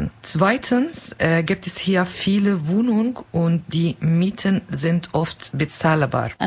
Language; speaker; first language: German; non-native, learner; Kurdish